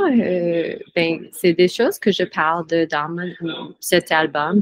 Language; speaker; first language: French; non-native, fluent; English